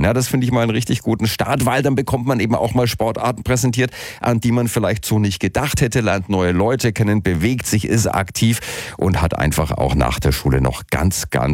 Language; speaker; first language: German; native; German